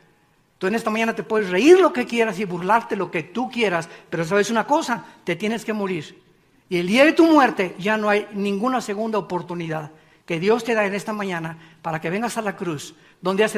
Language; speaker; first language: Spanish; native; Spanish